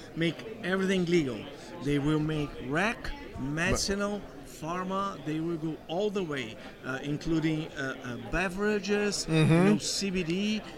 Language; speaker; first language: English; non-native, fluent; Portuguese